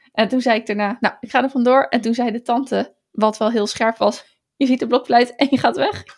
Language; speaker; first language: Dutch; native; Dutch